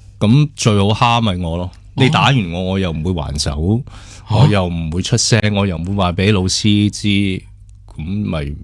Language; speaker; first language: Cantonese; early bilingual, heritage; Cantonese